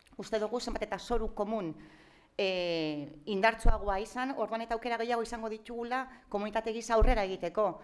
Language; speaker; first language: Basque; native; Basque